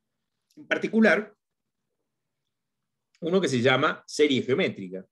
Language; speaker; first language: Spanish; native; Spanish